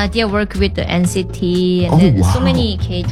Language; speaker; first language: English; non-native, learner; Korean